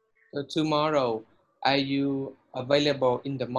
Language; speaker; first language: English; non-native, learner; Vietnamese